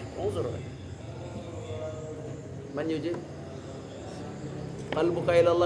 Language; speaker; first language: Arabic; non-native, fluent; Indonesian